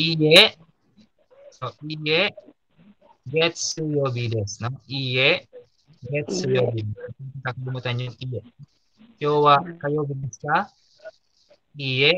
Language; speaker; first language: Japanese; non-native, fluent; Filipino